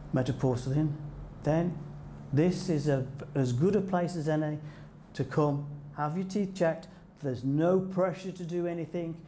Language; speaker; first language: English; native; English